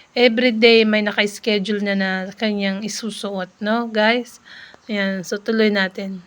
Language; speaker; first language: Filipino; non-native, local second language; Iloko